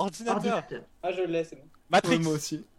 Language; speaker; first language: French; native; French